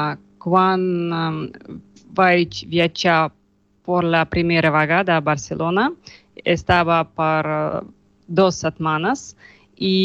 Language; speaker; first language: Catalan; non-native, learner; Russian